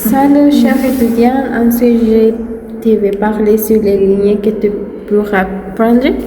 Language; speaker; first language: French; non-native, learner; Spanish